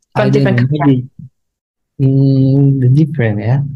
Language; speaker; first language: English; non-native, learner; Indonesian